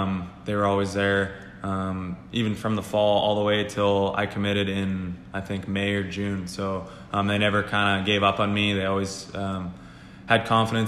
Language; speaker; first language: English; native; English